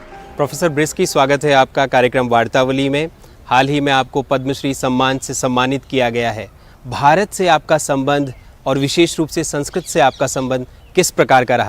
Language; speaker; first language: Hindi; native; Hindi